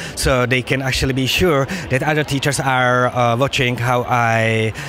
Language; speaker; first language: English; non-native, fluent; Czech